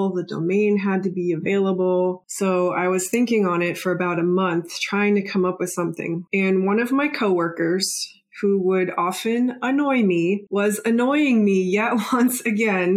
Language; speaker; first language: English; native; English